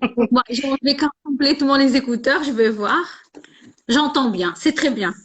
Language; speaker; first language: French; non-native, local second language; Arabic